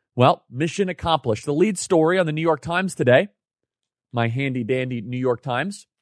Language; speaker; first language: English; native; English